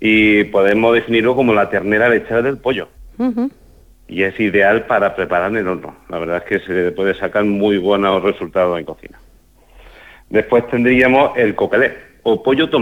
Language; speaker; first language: Spanish; native; Spanish